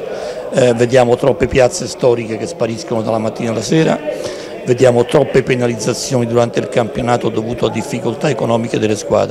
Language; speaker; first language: Italian; native; Italian